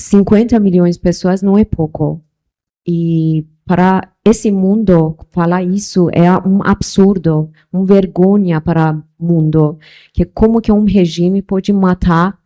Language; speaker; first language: Portuguese; non-native, local second language; Persian